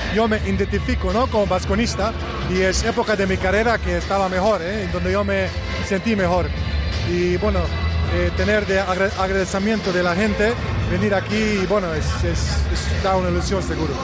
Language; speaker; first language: Spanish; non-native, learner; Bosnian